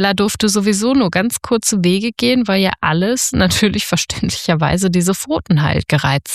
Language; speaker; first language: German; native; German